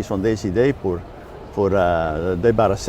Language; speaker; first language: French; non-native, fluent; Dutch